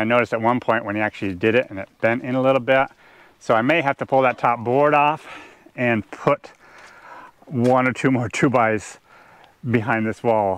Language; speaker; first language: English; native; English